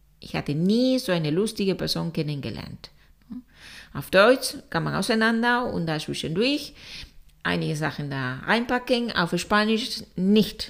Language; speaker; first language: German; non-native, fluent; Spanish